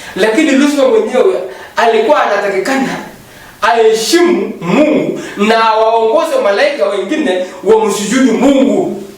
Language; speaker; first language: Swahili; non-native, local second language; Kalenjin